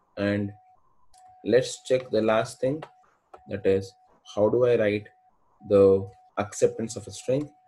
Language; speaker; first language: English; non-native, local second language; Kannada